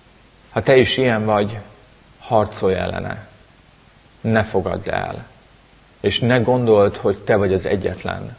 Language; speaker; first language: Hungarian; native; Hungarian